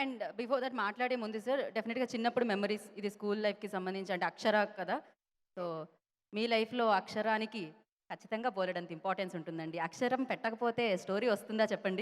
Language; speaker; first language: Telugu; native; Telugu